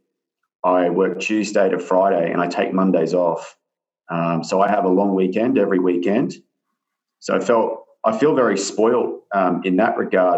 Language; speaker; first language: English; native; English